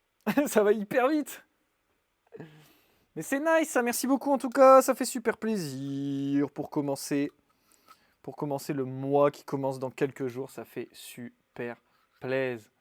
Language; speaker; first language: French; native; French